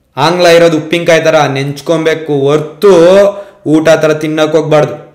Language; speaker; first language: Kannada; native; Kannada